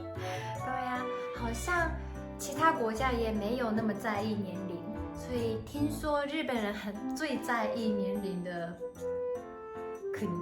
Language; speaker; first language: Chinese; non-native, fluent; Japanese